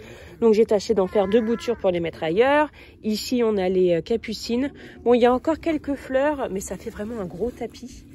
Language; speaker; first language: French; native; French